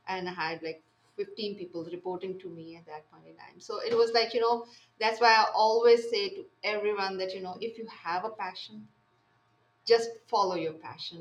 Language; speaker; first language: English; non-native, local second language; Urdu